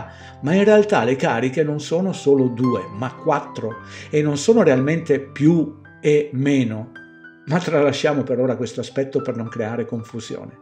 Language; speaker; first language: Italian; native; Italian